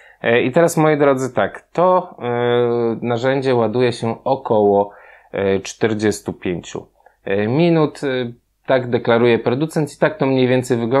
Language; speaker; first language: Polish; native; Polish